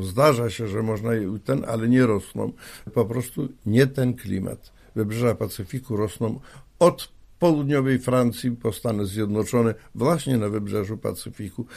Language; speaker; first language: Polish; native; Polish